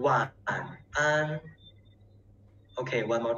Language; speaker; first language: English; non-native, learner; Chinese